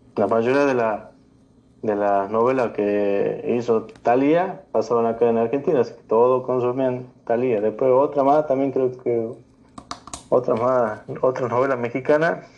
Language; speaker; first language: Spanish; native; Spanish